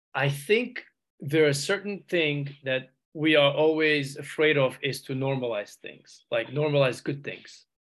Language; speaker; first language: English; non-native, fluent; Uzbek